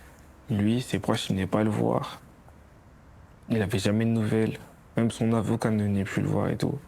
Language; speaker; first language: French; native; French